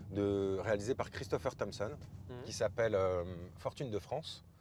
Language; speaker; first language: French; native; French